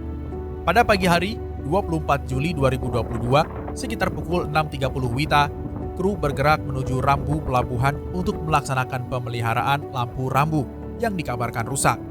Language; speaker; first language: Indonesian; native; Indonesian